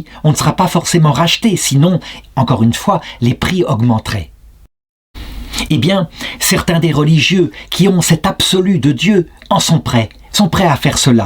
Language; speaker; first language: French; native; French